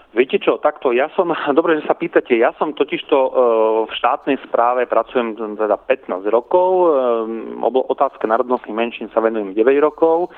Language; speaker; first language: Slovak; non-native, local second language; Rusyn